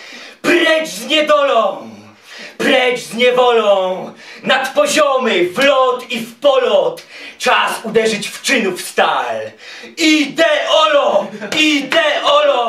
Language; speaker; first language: Polish; native; Polish